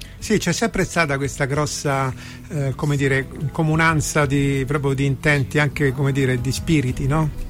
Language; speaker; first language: Italian; native; Italian